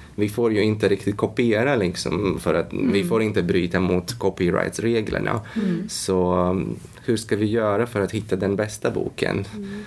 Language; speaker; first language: Swedish; non-native, fluent; Latvian